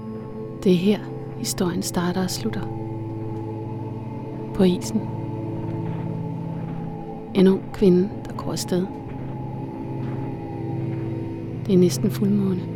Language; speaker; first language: Danish; native; Danish